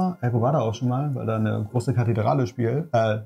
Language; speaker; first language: German; native; German